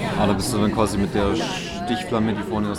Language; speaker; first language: German; native; German